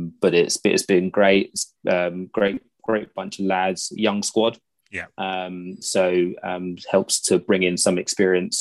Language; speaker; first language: English; native; English